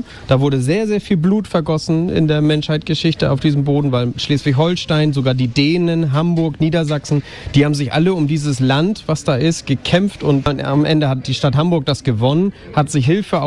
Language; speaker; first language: German; native; German